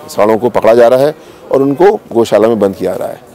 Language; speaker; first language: Hindi; native; Hindi